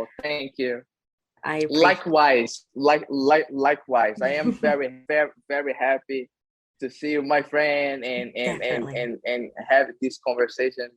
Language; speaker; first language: English; non-native, fluent; Portuguese